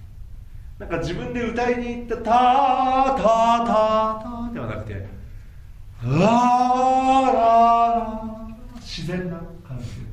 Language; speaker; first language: Japanese; native; Japanese